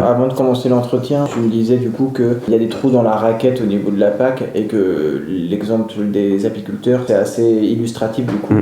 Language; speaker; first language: French; native; French